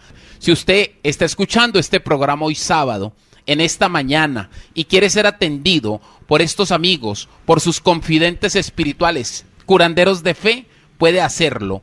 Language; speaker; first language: Spanish; native; Spanish